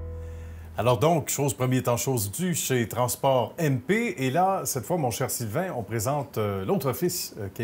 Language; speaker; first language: French; native; French